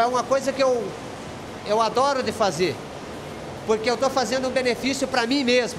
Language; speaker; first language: Portuguese; non-native, local second language; Wolof